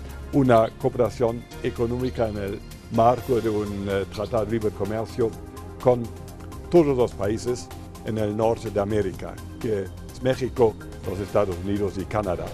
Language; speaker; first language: Spanish; non-native, fluent; German